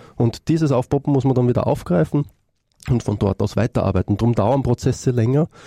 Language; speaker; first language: German; native; German